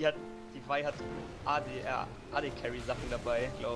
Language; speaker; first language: German; native; German